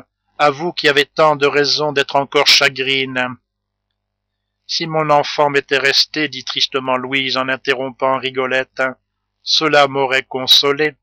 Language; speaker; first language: French; native; French